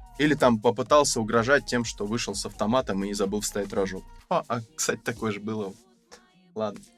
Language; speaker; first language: Russian; native; Russian